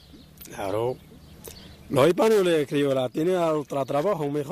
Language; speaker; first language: Spanish; non-native, learner; Arabic